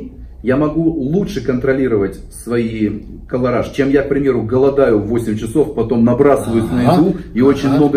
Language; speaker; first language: Russian; native; Russian